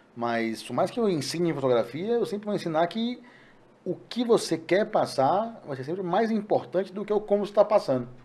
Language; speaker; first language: Portuguese; native; Portuguese